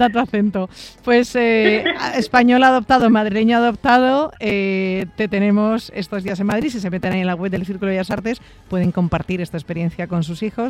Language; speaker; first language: Spanish; native; Spanish